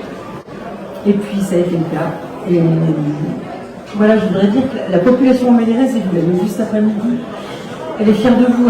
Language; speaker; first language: French; native; French